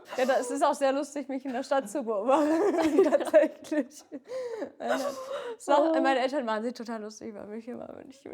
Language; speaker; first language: German; native; German